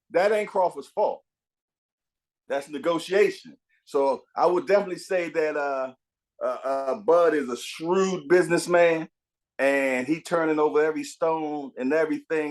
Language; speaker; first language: English; native; English